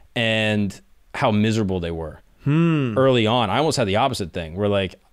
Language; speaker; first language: English; native; English